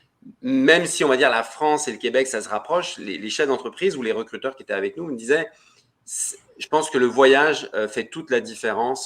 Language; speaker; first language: French; native; French